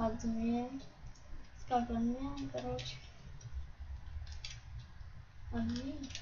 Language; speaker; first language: Russian; non-native, local second language; Ukrainian